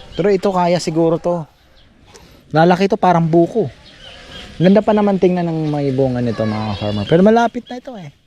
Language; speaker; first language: Filipino; non-native, local second language; Pampanga